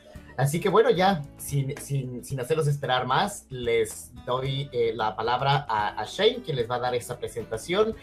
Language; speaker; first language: Spanish; native; Spanish